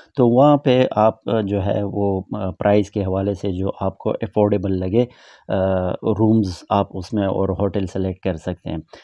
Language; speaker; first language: Urdu; non-native, local second language; Pashto